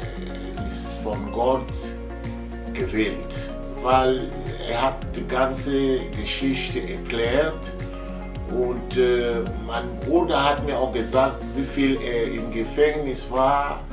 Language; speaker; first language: German; non-native, fluent; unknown